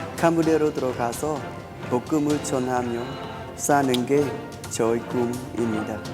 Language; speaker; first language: Korean; non-native, fluent; Khmer